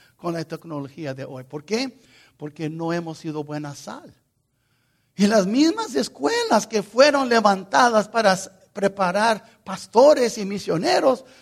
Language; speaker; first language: Spanish; non-native, fluent; Portuguese